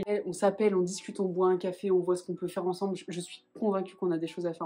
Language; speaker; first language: French; native; French